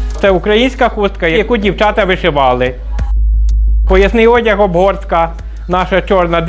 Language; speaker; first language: Ukrainian; native; Ukrainian